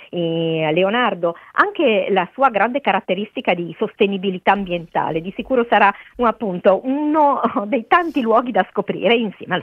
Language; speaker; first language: Italian; native; Italian